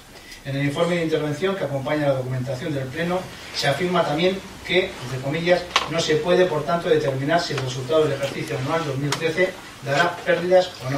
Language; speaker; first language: Spanish; native; Spanish